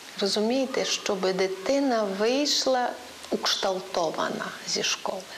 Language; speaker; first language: Ukrainian; non-native, local second language; Polish